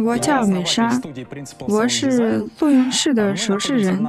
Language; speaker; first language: Chinese; non-native, learner; Russian